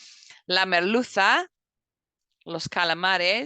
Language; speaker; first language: Spanish; non-native, fluent; English